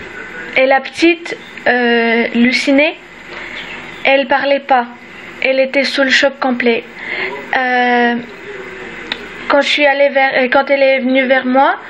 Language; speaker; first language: French; early bilingual, other home language; Armenian